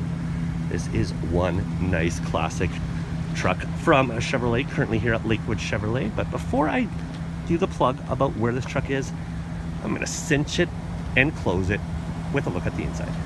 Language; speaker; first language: English; native; English